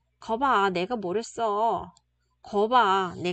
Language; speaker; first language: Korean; non-native, fluent; Vietnamese